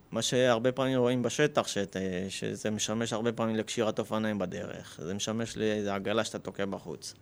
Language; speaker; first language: Hebrew; early bilingual, other home language; Russian